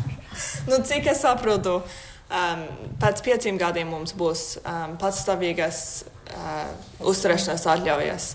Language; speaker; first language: Latvian; non-native, fluent; English